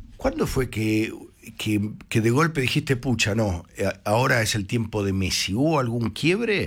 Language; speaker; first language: Spanish; native; Spanish